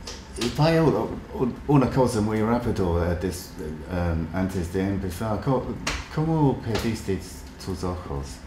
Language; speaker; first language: Spanish; non-native, fluent; English